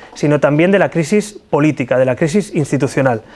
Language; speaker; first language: Spanish; native; Spanish